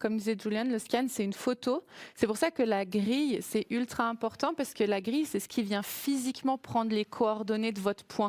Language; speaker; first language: French; native; French